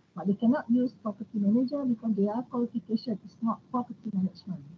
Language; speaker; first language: English; non-native, local second language; Malay